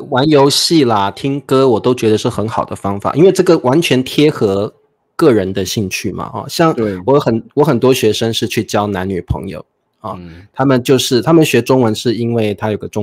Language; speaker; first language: Chinese; native; Chinese